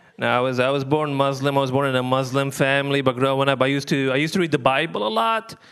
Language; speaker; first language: English; non-native, fluent; Arabic